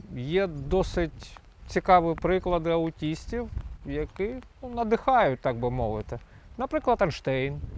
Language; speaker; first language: Ukrainian; native; Ukrainian